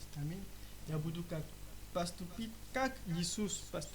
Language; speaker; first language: Russian; non-native, learner; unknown